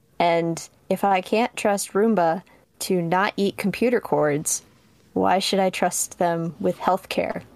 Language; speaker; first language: English; native; English